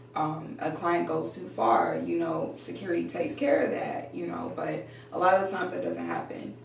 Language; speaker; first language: English; native; English